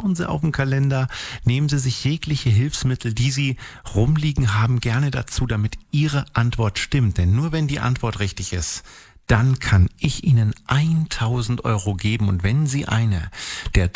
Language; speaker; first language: German; native; German